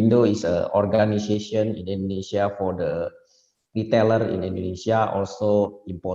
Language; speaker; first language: English; non-native, fluent; Indonesian